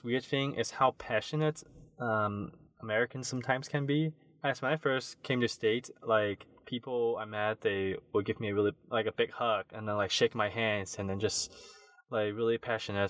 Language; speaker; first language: English; non-native, local second language; Cantonese